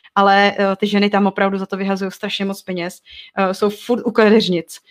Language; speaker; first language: Czech; native; Czech